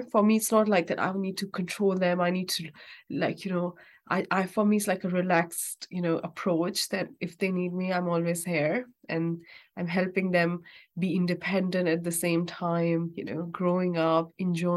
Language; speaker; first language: English; non-native, local second language; Urdu